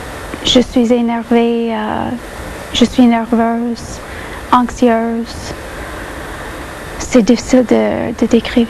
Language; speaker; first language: French; non-native, local second language; English